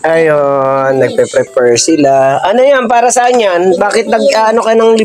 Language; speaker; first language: Filipino; native; Filipino